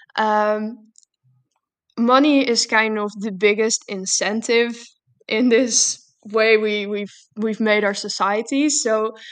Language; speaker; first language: English; non-native, fluent; Dutch